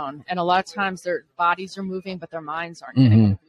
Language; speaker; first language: English; native; English